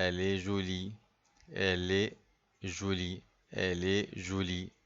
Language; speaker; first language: French; non-native, fluent; Arabic